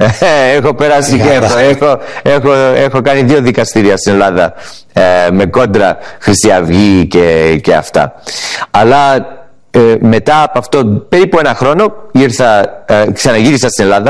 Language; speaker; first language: Greek; early bilingual, heritage; Greek